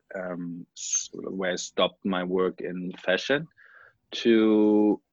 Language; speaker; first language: English; non-native, fluent; German